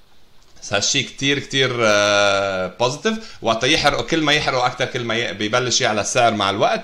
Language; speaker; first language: Arabic; native; Arabic